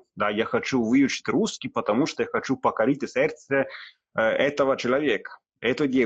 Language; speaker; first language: Russian; non-native, fluent; Italian